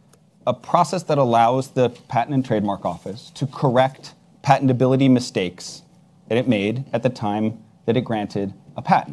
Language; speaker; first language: English; native; English